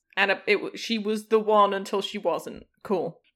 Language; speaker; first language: English; native; English